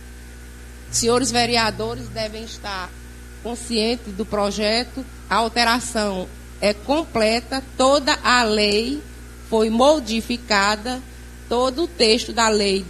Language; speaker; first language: Portuguese; native; Portuguese